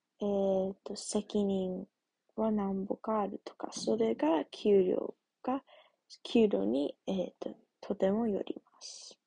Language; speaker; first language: Japanese; non-native, learner; English